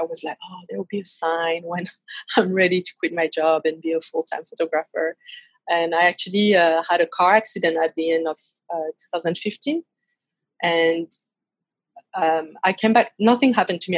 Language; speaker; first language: English; non-native, fluent; French